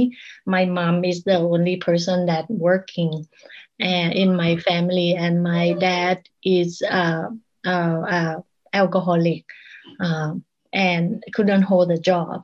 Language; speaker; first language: English; non-native, learner; Thai